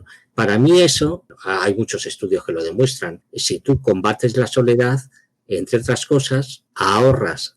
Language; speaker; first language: Spanish; native; Spanish